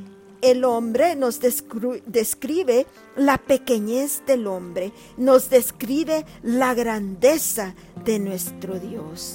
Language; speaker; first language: Spanish; native; Spanish